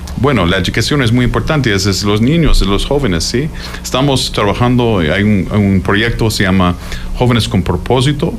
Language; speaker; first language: Spanish; non-native, fluent; English